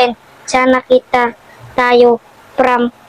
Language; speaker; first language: Filipino; native; Filipino